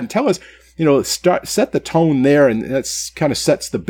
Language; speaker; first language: English; native; English